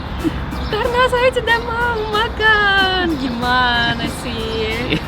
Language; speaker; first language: Indonesian; non-native, fluent; Russian